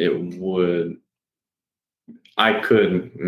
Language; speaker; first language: English; native; English